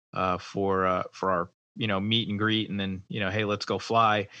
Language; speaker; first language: English; native; English